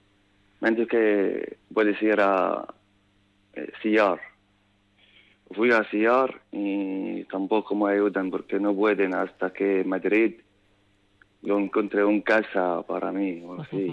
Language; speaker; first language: Spanish; non-native, learner; Arabic